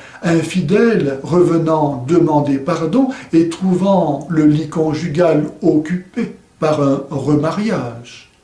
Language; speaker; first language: French; native; French